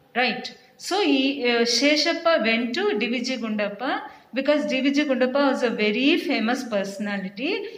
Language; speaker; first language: English; non-native, local second language; Kannada